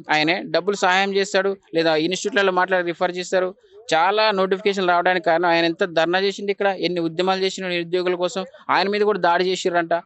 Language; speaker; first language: Telugu; native; Telugu